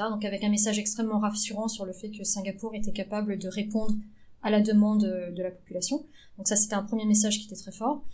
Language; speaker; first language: French; early bilingual, other home language; Vietnamese